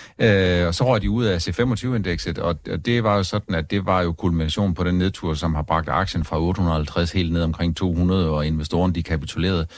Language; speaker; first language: Danish; native; Danish